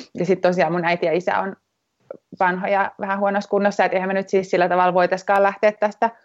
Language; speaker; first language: Finnish; native; Finnish